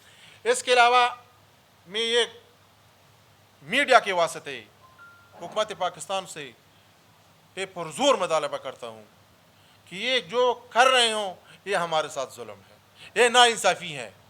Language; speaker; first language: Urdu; early bilingual, other home language; Pashto